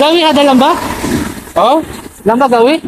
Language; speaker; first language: Arabic; non-native, learner; Filipino